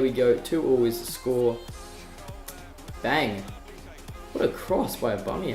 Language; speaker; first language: English; native; English